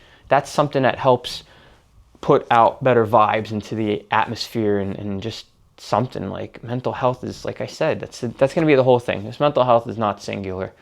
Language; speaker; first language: English; native; English